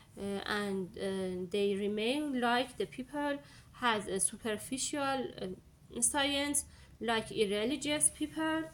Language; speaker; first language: English; non-native, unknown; Persian